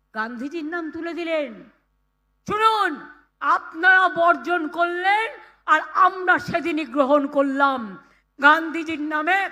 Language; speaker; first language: Bangla; native; Bangla